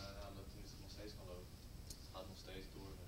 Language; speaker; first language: Dutch; native; Dutch